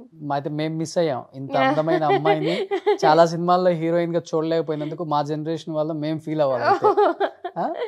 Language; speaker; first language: Telugu; native; Telugu